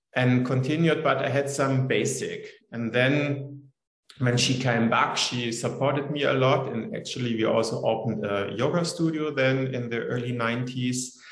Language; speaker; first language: English; non-native, fluent; German